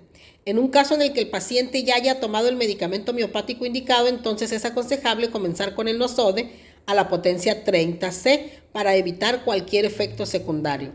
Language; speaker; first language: Spanish; native; Spanish